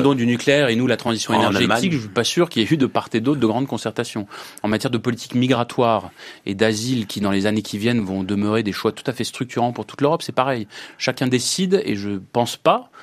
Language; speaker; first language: French; native; French